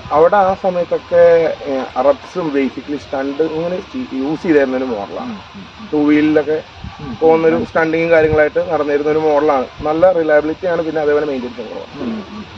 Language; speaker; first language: Malayalam; early bilingual, heritage; Malayalam